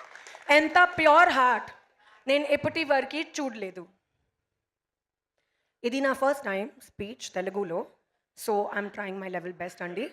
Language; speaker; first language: Telugu; non-native, local second language; Hindi